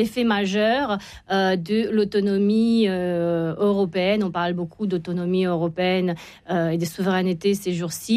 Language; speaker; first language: French; non-native, fluent; Romanian